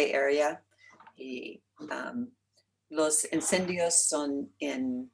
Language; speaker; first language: Spanish; non-native, learner; English